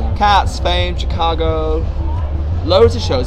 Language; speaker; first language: English; native; English